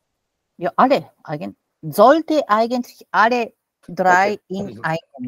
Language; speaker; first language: German; non-native, fluent; Japanese